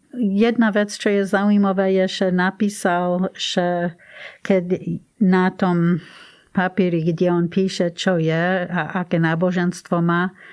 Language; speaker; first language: Slovak; non-native, fluent; English